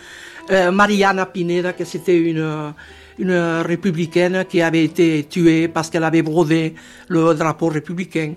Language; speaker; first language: French; non-native, fluent; Spanish